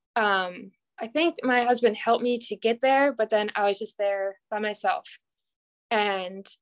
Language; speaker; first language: English; native; English